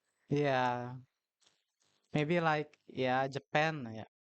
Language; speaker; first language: English; non-native, learner; Indonesian